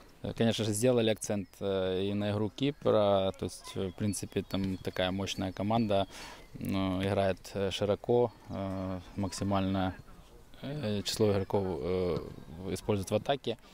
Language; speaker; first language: Russian; native; Russian